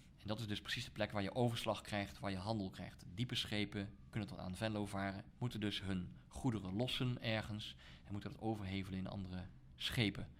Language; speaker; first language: Dutch; native; Dutch